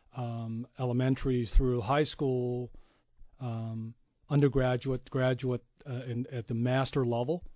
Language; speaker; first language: English; non-native, fluent; Chinese